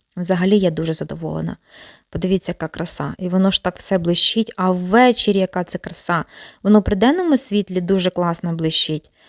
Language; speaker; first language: Ukrainian; non-native, local second language; Russian